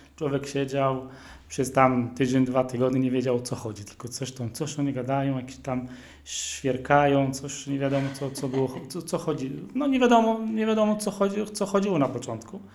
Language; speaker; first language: Polish; non-native, fluent; Arabic